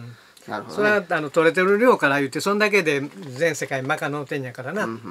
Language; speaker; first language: Japanese; native; Japanese